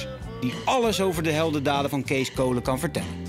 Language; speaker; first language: Dutch; native; Dutch